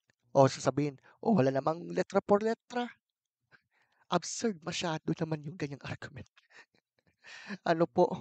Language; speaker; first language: Filipino; native; Filipino